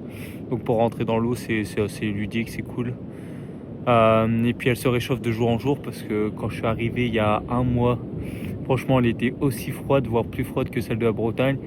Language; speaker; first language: French; native; French